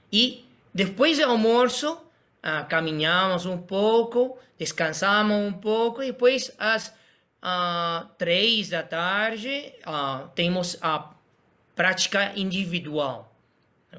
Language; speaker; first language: Portuguese; non-native, fluent; Spanish